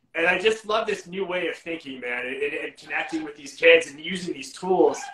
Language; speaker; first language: English; native; English